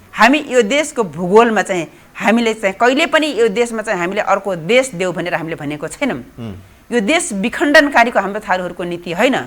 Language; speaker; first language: Nepali; non-native, local second language; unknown